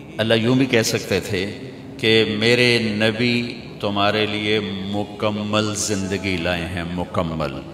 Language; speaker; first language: Urdu; non-native, local second language; Punjabi